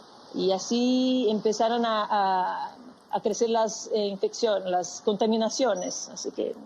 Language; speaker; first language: Spanish; non-native, fluent; Portuguese